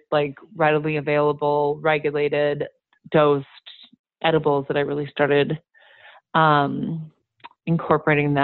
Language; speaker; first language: English; native; English